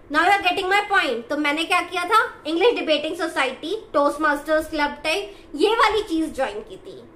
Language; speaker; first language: Hindi; native; Hindi